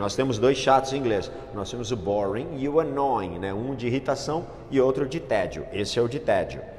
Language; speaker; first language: Portuguese; non-native, fluent; English